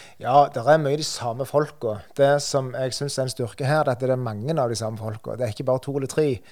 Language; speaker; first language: Norwegian; native; Norwegian